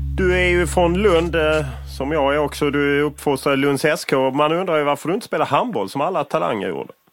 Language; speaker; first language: Swedish; native; Swedish